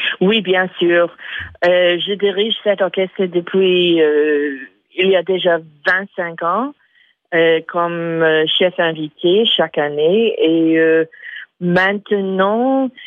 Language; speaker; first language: French; non-native, fluent; English